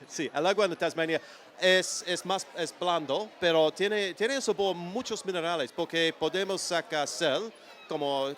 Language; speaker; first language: Spanish; non-native, learner; English